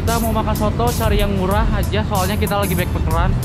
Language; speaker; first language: Indonesian; native; Indonesian